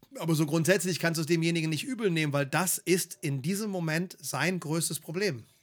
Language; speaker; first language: German; native; German